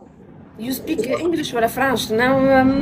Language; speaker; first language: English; non-native, learner; Arabic